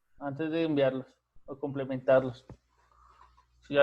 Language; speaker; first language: Spanish; native; Spanish